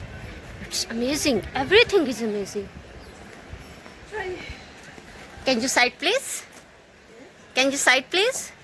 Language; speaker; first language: English; non-native, learner; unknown